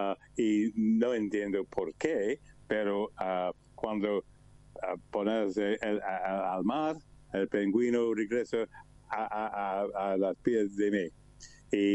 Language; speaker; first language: Spanish; non-native, learner; English